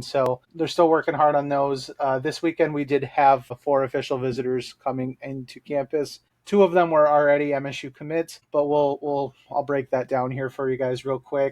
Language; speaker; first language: English; native; English